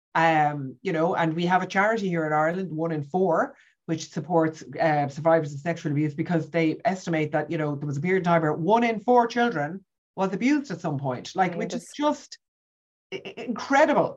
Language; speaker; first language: English; native; English